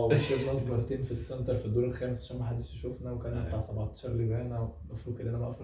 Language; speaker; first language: Arabic; native; Arabic